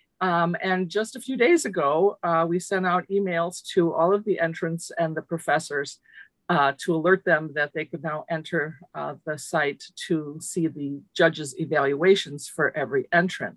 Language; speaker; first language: English; early bilingual, other home language; Lithuanian